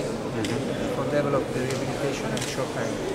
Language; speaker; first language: English; non-native, learner; Italian